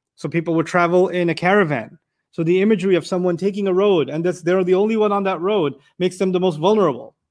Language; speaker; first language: English; non-native, local second language; Urdu